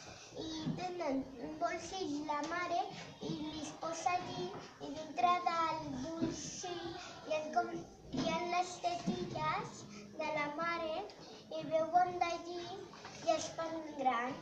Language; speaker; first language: Catalan; non-native, local second language; Spanish